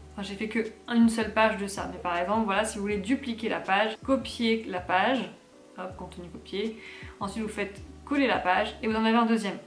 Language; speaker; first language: French; native; French